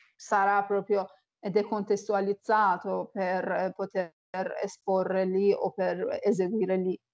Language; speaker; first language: Italian; non-native, fluent; Persian